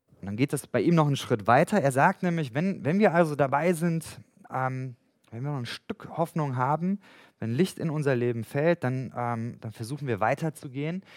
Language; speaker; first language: German; native; German